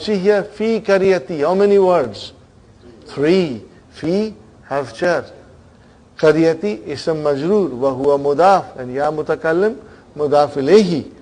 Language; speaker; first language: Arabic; non-native, fluent; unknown